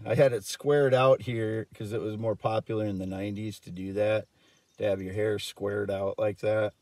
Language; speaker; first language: English; native; English